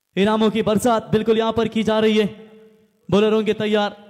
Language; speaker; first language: Hindi; non-native, local second language; Marathi